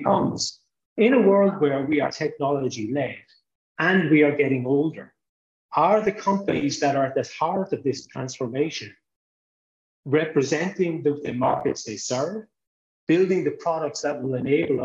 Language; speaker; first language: English; native; English